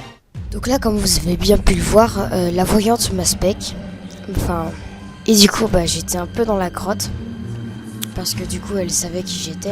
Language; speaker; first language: French; native; French